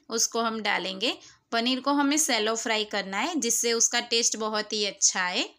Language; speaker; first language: Hindi; non-native, local second language; Gujarati